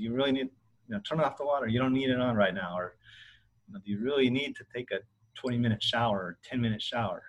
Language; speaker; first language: English; native; English